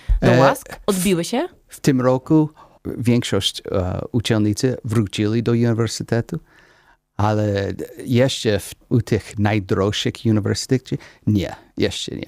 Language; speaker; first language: Polish; non-native, learner; English